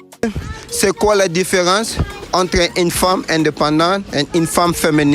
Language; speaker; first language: French; non-native, fluent; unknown